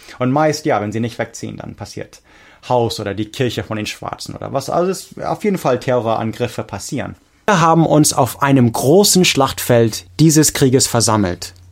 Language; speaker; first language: German; non-native, fluent; English